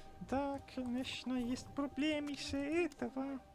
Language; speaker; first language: Russian; non-native, learner; English